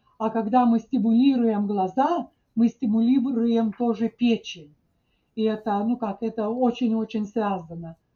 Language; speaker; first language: Russian; non-native, fluent; Lithuanian